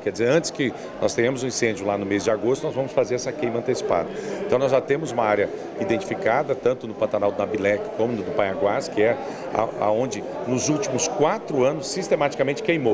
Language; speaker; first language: Portuguese; native; Portuguese